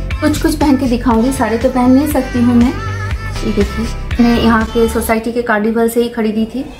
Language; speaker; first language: Hindi; non-native, local second language; Bangla